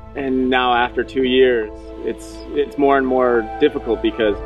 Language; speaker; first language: English; native; English